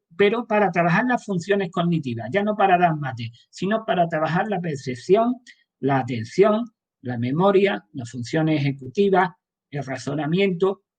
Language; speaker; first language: Spanish; native; Spanish